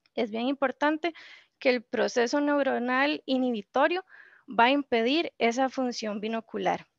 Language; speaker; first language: Spanish; native; Spanish